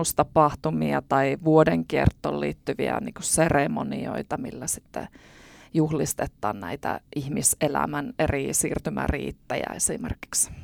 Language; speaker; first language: Finnish; native; Finnish